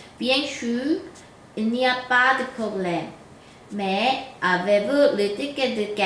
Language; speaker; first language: French; non-native, learner; Korean